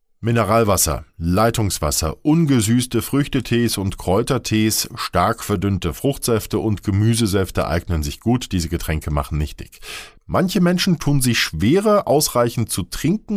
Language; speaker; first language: German; native; German